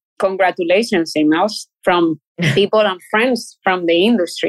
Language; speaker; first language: English; non-native, fluent; Spanish